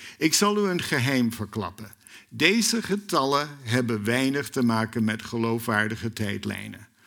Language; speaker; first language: Dutch; non-native, fluent; English